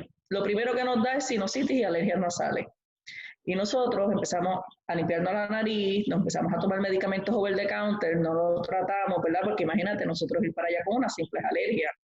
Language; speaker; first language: Spanish; native; Spanish